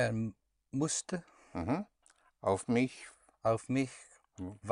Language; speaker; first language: German; non-native, learner; English